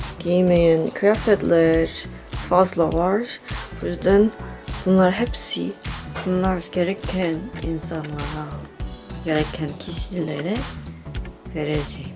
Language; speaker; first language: Turkish; non-native, learner; Korean